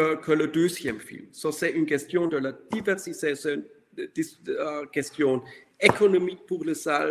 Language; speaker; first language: French; non-native, fluent; German